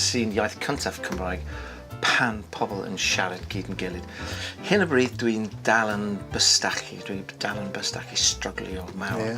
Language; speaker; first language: Welsh; non-native, learner; English